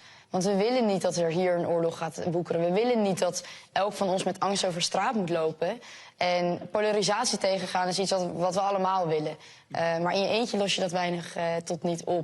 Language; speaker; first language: Dutch; native; Dutch